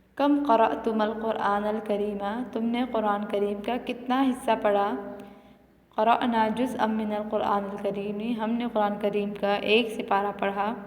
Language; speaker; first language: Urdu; non-native, local second language; Pashto